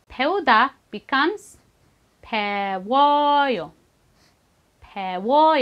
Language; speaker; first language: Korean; non-native, fluent; Filipino